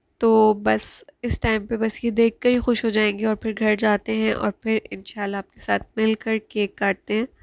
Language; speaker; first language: Urdu; native; Urdu